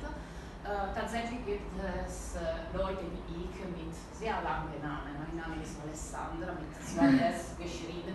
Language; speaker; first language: German; non-native, learner; Italian